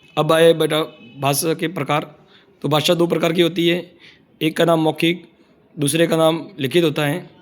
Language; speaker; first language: Hindi; native; Hindi